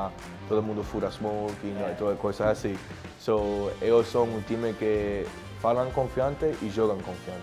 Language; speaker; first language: Portuguese; non-native, learner; Spanish